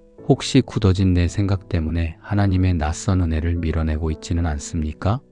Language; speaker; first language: Korean; native; Korean